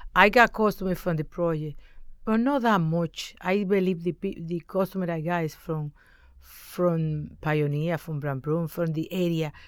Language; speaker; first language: English; non-native, learner; Spanish